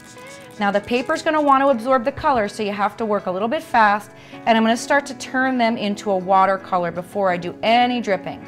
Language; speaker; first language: English; native; English